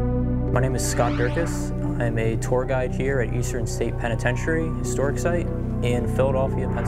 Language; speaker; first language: English; native; English